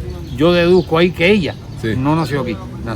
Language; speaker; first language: Spanish; native; Spanish